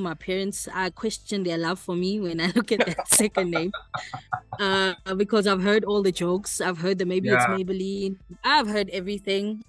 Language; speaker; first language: English; native; English